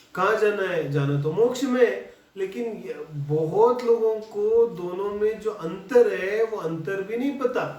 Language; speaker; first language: Hindi; non-native, local second language; Kannada